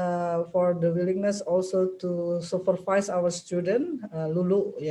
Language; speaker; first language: English; non-native, local second language; Indonesian